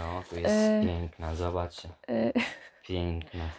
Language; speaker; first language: Polish; non-native, learner; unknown